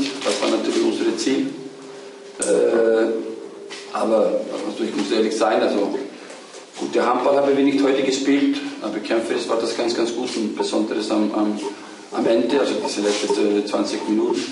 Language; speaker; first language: German; non-native, fluent; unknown